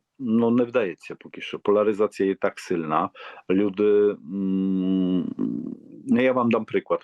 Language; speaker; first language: Polish; non-native, learner; Ukrainian